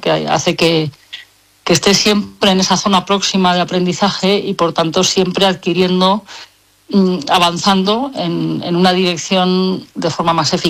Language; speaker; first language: Spanish; native; Spanish